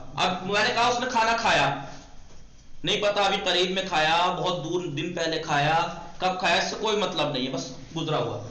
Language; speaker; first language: Urdu; native; Urdu